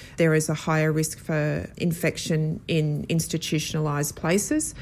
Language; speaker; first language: English; native; English